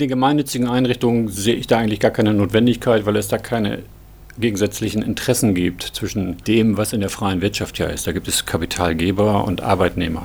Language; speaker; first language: German; native; German